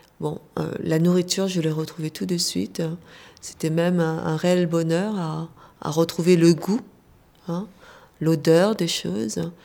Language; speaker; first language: French; early bilingual, other home language; Korean